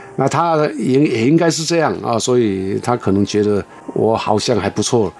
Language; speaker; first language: Chinese; non-native, local second language; Min Nan Chinese